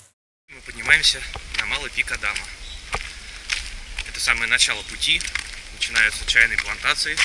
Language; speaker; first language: Russian; native; Russian